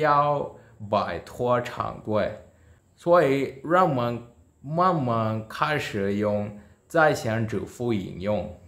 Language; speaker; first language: Chinese; non-native, learner; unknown